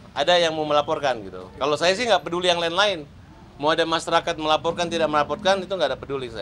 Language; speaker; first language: Indonesian; native; Indonesian